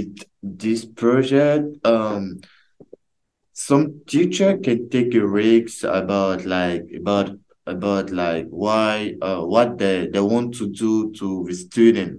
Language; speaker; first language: English; non-native, learner; French